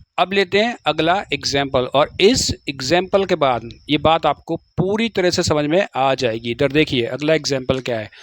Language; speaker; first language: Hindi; native; Hindi